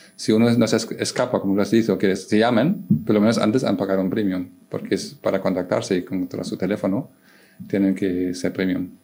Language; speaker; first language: Spanish; non-native, fluent; German